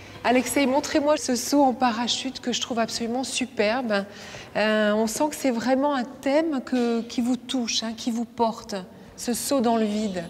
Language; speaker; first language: French; native; French